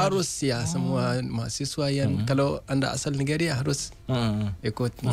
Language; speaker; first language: Indonesian; non-native, learner; Hausa